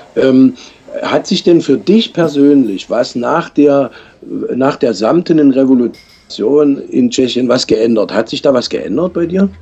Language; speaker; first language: German; native; German